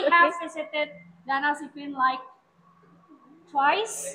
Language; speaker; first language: English; non-native, learner; Indonesian